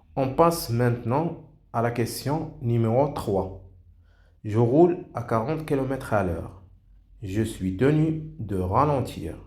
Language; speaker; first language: French; non-native, local second language; Arabic